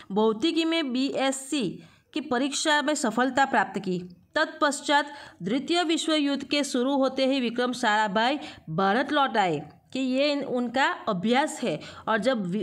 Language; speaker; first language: Hindi; non-native, local second language; Gujarati